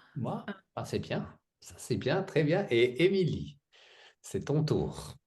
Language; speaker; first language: French; native; French